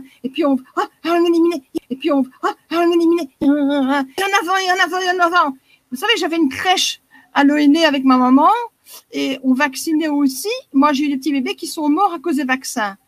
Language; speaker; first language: French; native; French